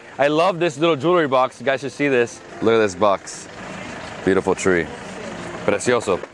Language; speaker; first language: English; early bilingual, other home language; Spanish